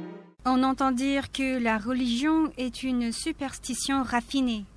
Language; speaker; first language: French; non-native, fluent; Korean